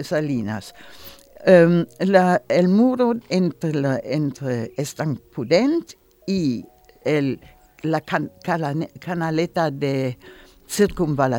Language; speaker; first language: Spanish; non-native, learner; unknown